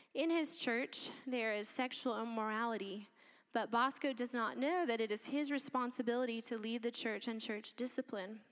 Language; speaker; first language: English; native; English